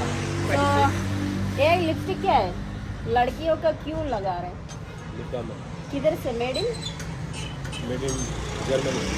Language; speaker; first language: Hindi; non-native, local second language; Telugu